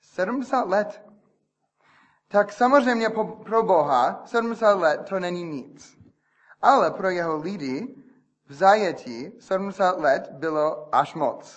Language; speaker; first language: Czech; non-native, fluent; English